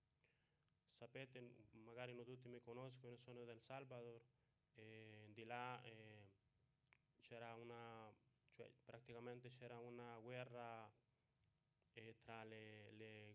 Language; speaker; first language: Italian; non-native, fluent; Spanish